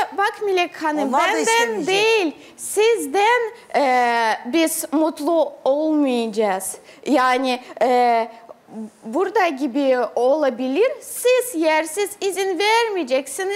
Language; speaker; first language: Turkish; non-native, learner; Russian